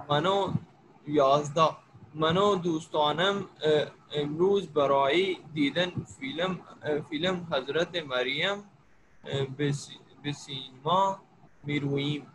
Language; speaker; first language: Persian; non-native, learner; Urdu